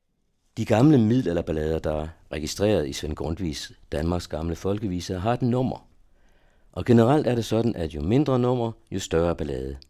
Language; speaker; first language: Danish; native; Danish